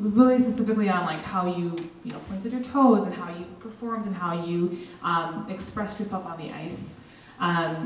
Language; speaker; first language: English; native; English